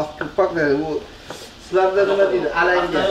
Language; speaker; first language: Russian; non-native, local second language; Uzbek